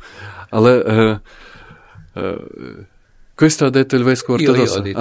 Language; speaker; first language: Italian; non-native, learner; Ukrainian